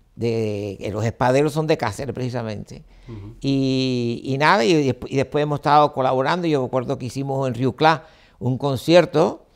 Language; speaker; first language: Spanish; native; Spanish